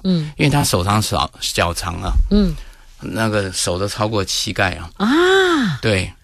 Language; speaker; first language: Chinese; native; Chinese